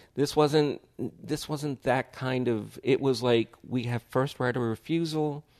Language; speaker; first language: English; native; English